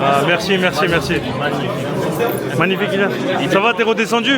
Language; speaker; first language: French; native; French